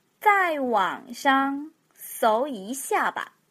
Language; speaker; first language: Chinese; non-native, fluent; Korean